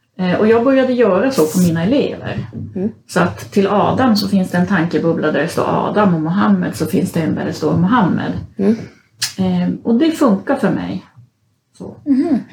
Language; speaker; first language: Swedish; early bilingual, other home language; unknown